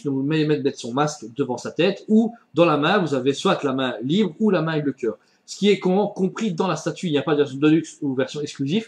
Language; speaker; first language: French; native; French